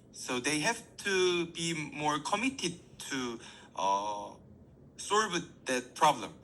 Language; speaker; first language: English; non-native, learner; Korean